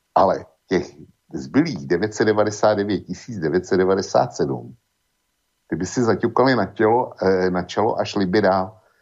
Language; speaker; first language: Czech; native; Czech